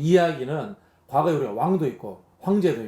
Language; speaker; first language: Korean; native; Korean